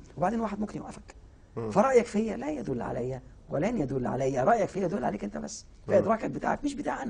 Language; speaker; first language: Arabic; native; Arabic